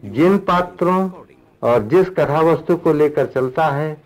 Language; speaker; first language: Hindi; native; Hindi